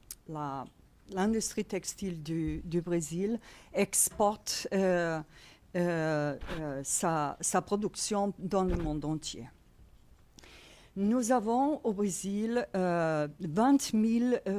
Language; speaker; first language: French; non-native, fluent; Portuguese